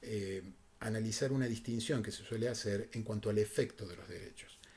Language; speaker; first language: Spanish; native; Spanish